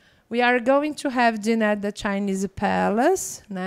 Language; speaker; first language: English; non-native, fluent; Portuguese